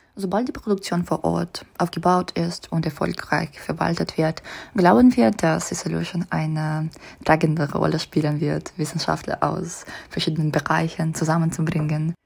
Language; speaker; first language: German; non-native, fluent; Russian